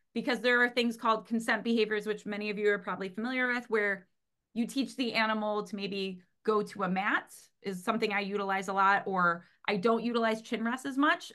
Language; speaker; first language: English; native; English